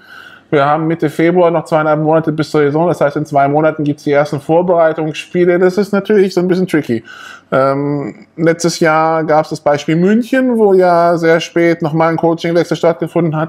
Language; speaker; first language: German; native; German